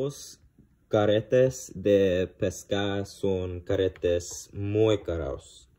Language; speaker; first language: Spanish; non-native, learner; English